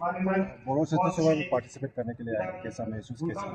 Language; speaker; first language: Hindi; non-native, local second language; Bodo